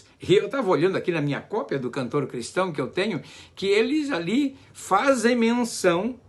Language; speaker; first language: Portuguese; native; Portuguese